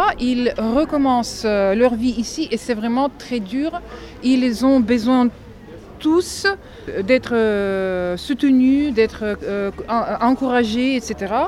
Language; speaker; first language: French; non-native, fluent; Russian